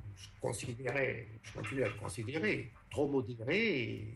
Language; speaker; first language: French; non-native, fluent; Portuguese